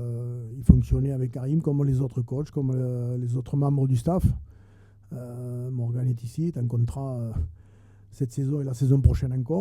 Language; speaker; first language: French; native; French